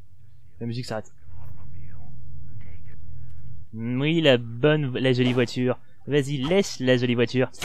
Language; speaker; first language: French; native; French